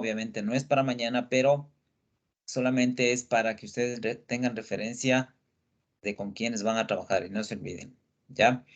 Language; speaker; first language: Spanish; native; Spanish